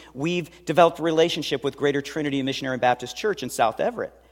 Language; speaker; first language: English; native; English